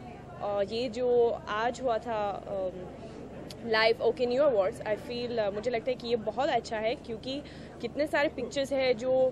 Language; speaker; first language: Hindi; non-native, learner; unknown